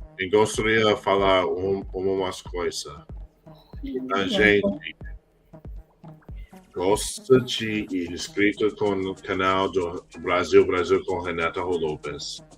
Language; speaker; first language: Portuguese; non-native, learner; English